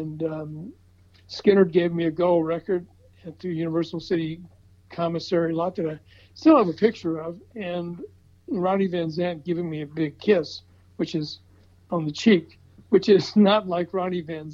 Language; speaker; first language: English; native; English